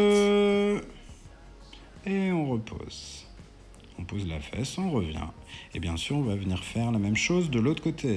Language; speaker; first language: French; native; French